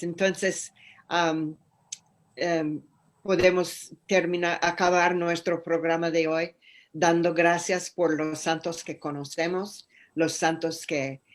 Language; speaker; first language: Spanish; non-native, fluent; English